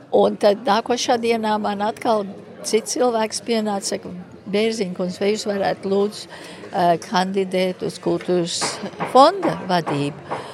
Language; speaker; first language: Latvian; early bilingual, heritage; Latvian